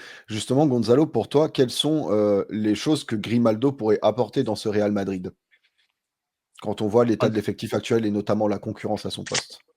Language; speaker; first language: French; native; French